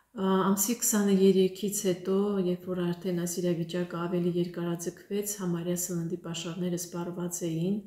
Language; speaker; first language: Armenian; native; Armenian